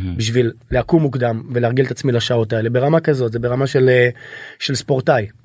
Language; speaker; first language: Hebrew; native; Hebrew